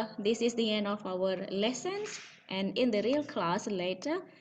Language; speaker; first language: English; non-native, fluent; Indonesian